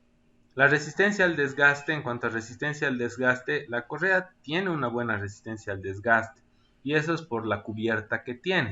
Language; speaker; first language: Spanish; native; Spanish